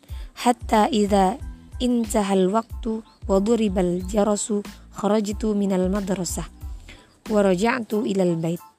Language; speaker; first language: Arabic; non-native, learner; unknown